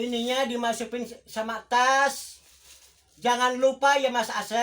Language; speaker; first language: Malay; non-native, local second language; Javanese